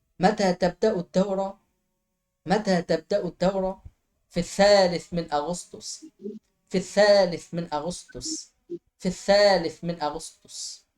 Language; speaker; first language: Arabic; non-native, fluent; Bangla